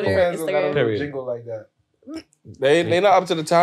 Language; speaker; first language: English; native; English